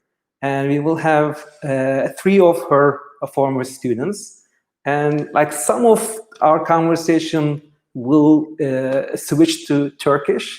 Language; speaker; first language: English; non-native, fluent; Turkish